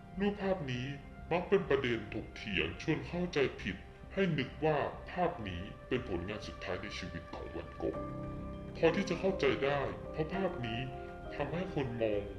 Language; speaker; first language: Thai; native; Thai